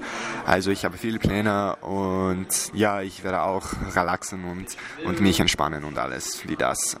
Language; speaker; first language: German; non-native, learner; English